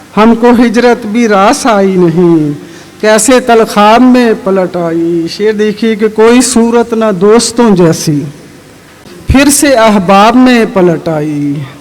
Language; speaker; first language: Urdu; non-native, local second language; Punjabi